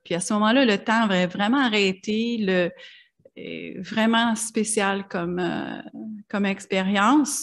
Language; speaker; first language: French; native; French